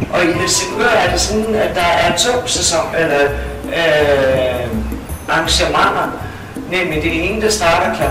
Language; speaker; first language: Danish; native; Danish